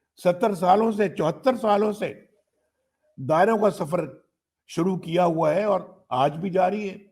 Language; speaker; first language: Urdu; non-native, local second language; Punjabi